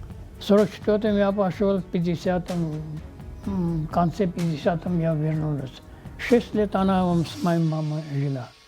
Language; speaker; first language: Russian; non-native, local second language; Armenian